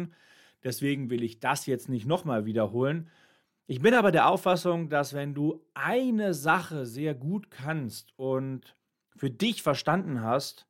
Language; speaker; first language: German; native; German